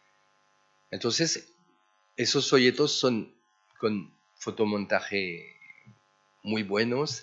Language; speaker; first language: Spanish; early bilingual, heritage; French